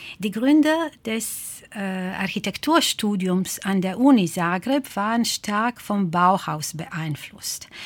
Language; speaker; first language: German; non-native, fluent; Croatian